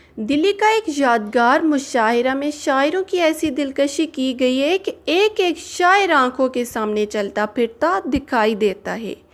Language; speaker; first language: Urdu; non-native, local second language; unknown